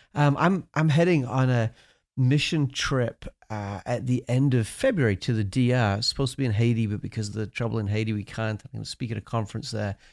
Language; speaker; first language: English; native; English